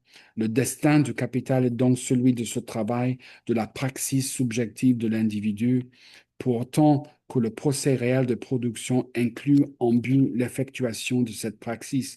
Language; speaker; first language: French; non-native, fluent; English